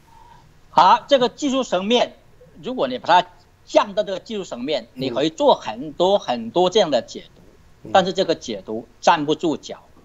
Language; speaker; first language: Chinese; native; Chinese